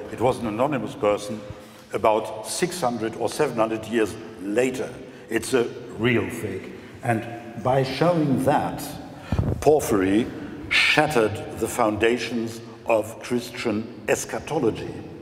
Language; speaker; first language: English; non-native, fluent; German